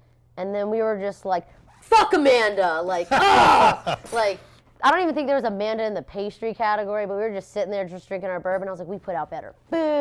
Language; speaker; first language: English; native; English